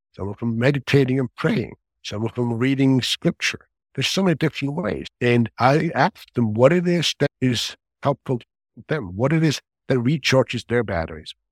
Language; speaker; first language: English; non-native, fluent; German